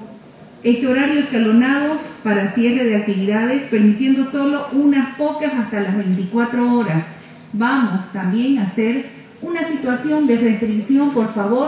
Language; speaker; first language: Spanish; native; Spanish